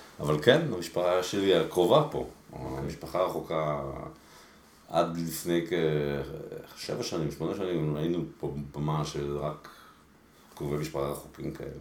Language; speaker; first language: Hebrew; early bilingual, other home language; Spanish